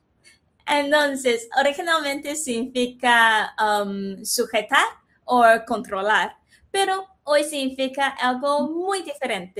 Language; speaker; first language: Spanish; non-native, fluent; Chinese